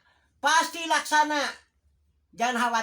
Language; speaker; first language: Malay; non-native, local second language; Javanese